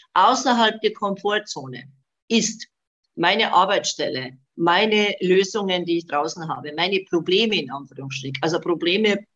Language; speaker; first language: German; non-native, fluent; Bosnian